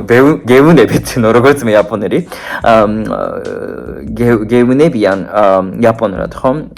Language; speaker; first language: Georgian; non-native, fluent; Japanese